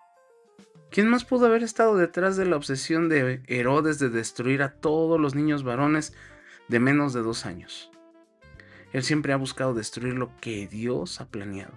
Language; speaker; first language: Spanish; native; Spanish